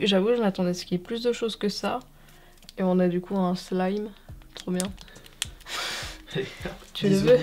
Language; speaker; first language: French; native; French